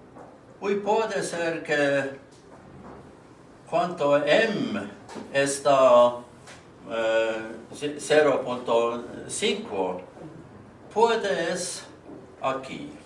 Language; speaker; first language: Spanish; non-native, learner; Estonian